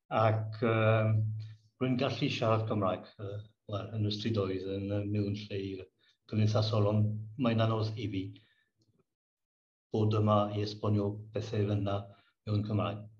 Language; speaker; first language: Welsh; non-native, learner; French